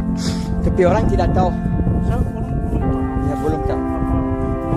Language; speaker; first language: Indonesian; non-native, learner; English